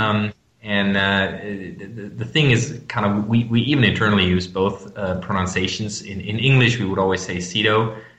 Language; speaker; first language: English; non-native, fluent; German